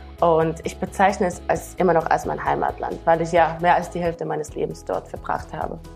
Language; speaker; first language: German; non-native, fluent; Slovak